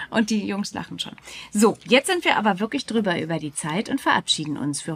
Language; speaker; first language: German; native; German